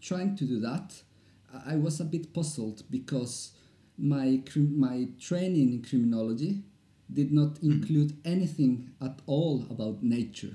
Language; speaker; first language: English; non-native, fluent; Spanish